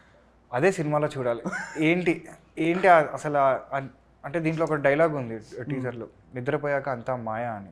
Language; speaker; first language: Telugu; native; Telugu